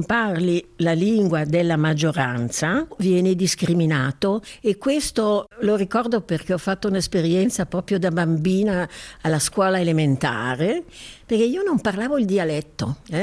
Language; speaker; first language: Italian; native; Italian